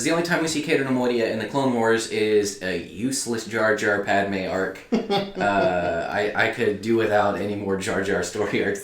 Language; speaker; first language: English; native; English